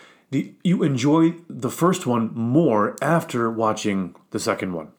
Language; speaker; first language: English; native; English